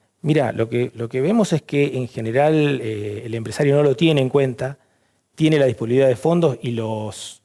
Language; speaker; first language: Spanish; native; Spanish